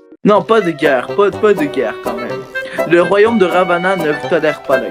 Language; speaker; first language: French; native; French